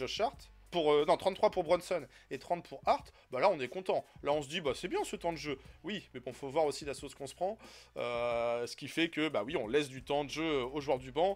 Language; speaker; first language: French; native; French